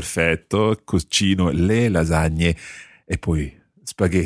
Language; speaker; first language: Italian; non-native, fluent; English